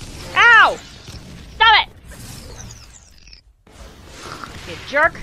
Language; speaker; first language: English; native; English